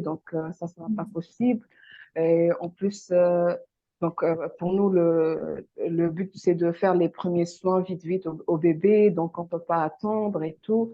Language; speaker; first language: French; non-native, fluent; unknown